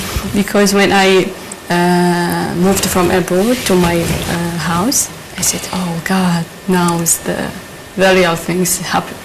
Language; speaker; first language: English; non-native, learner; Arabic